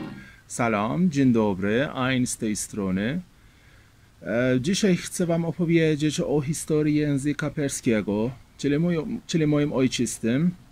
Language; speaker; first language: Polish; non-native, fluent; Persian